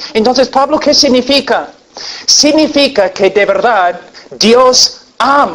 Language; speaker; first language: Spanish; non-native, fluent; English